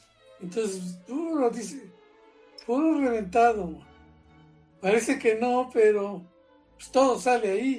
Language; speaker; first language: Spanish; native; Spanish